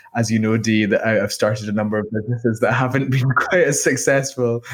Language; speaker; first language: English; native; English